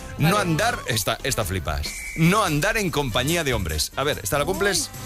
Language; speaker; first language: Spanish; native; Spanish